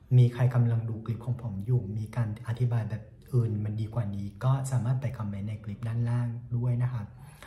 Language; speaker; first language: Thai; non-native, fluent; Vietnamese